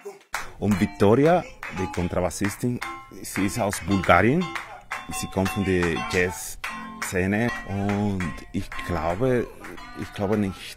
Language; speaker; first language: German; non-native, fluent; Spanish